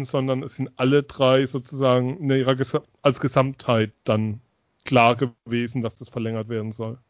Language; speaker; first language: German; native; German